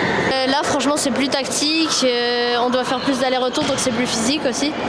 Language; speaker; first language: French; native; French